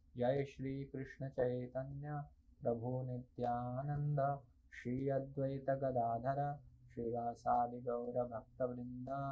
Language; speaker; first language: Hindi; native; Hindi